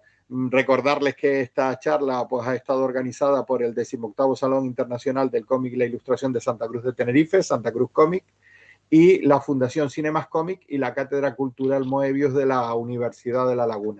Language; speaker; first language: Spanish; native; Spanish